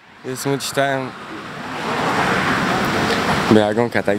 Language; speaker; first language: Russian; non-native, local second language; Tajik